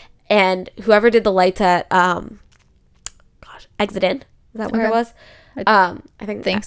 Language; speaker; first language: English; native; English